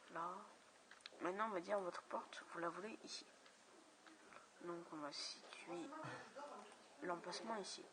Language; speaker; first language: French; native; French